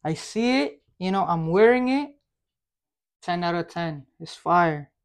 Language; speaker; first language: English; non-native, local second language; Filipino